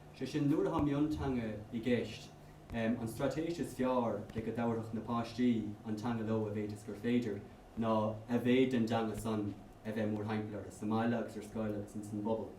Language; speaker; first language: Irish; native; Irish